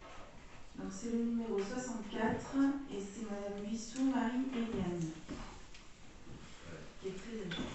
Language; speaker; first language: French; native; French